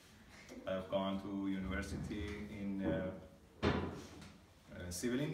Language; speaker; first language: English; non-native, learner; Persian